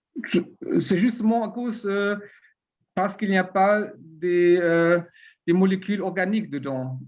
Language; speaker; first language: French; non-native, learner; German